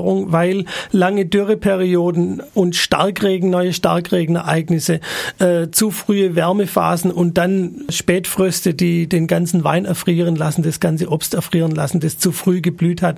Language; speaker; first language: German; native; German